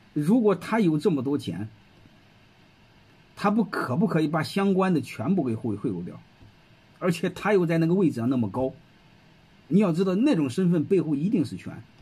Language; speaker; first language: Chinese; native; Chinese